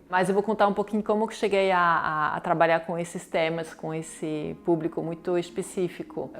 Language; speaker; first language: Portuguese; non-native, fluent; French